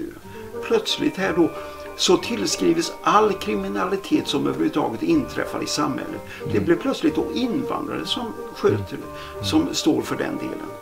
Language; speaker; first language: Swedish; native; Swedish